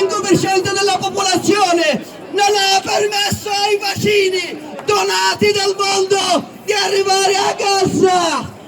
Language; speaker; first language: Italian; non-native, local second language; Arabic